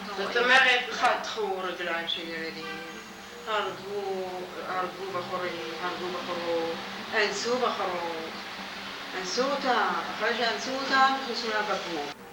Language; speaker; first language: Hebrew; non-native, fluent; Arabic